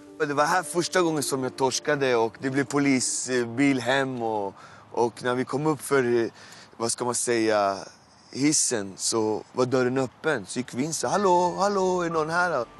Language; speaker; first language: Swedish; native; Swedish